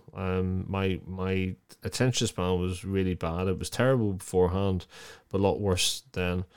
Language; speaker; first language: English; native; English